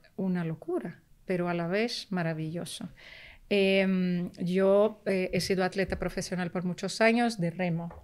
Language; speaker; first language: Spanish; early bilingual, heritage; Spanish